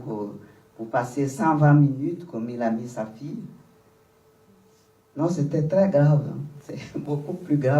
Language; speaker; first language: French; non-native, fluent; Portuguese